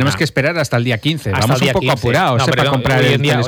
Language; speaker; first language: Spanish; native; Spanish